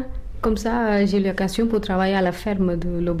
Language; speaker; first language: French; non-native, learner; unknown